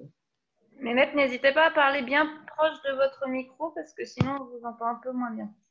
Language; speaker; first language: French; native; French